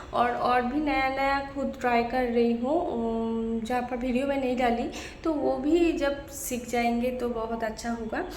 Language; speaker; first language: Hindi; non-native, local second language; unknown